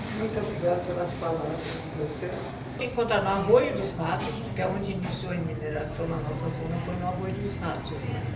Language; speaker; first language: Portuguese; non-native, local second language; German